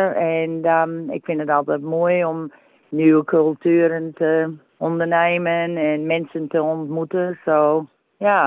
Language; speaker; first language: Dutch; early bilingual, heritage; Dutch